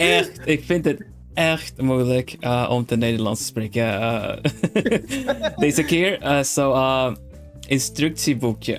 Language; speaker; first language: Dutch; non-native, learner; Swedish